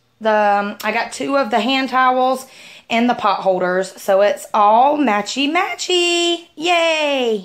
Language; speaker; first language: English; native; English